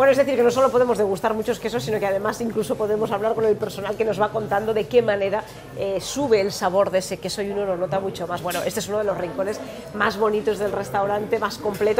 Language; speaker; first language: Spanish; native; Spanish